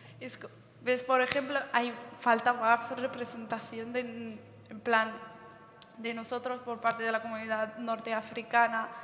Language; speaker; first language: Spanish; early bilingual, other home language; Berber languages